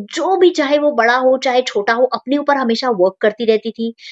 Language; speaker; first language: Hindi; native; Hindi